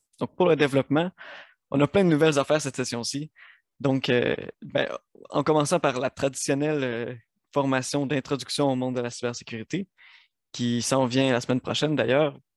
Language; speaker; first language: French; native; French